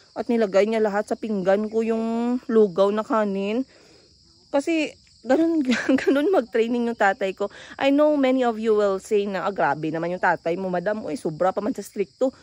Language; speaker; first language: Filipino; non-native, local second language; Cebuano